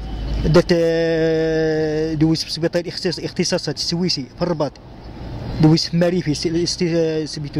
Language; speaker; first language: Arabic; native; Arabic